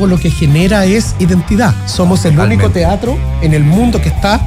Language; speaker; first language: Spanish; native; Spanish